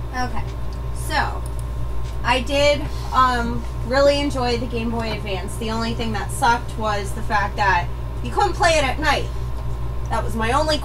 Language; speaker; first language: English; native; English